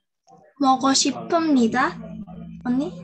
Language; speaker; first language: Korean; non-native, learner; Indonesian